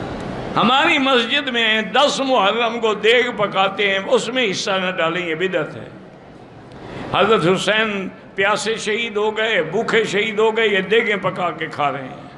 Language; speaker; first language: Urdu; native; Urdu